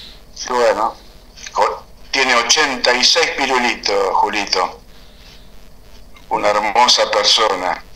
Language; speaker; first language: Spanish; native; Spanish